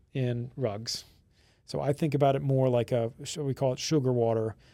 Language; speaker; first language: English; native; English